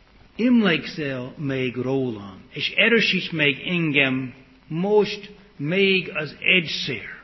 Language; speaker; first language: Hungarian; early bilingual, heritage; English